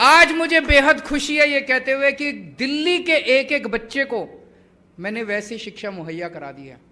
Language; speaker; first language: Hindi; native; Hindi